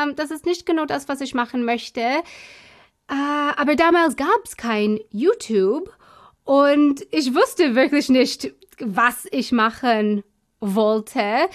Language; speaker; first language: German; non-native, fluent; English